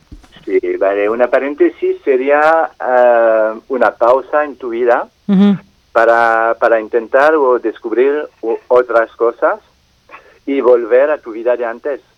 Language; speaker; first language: Spanish; non-native, fluent; French